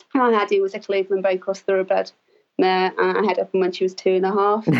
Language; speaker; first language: English; native; English